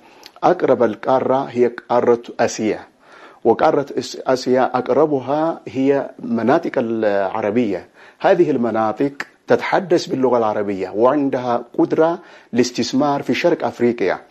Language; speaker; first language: Arabic; non-native, fluent; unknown